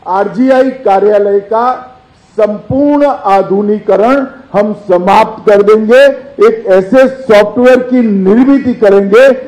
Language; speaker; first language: Hindi; non-native, local second language; Gujarati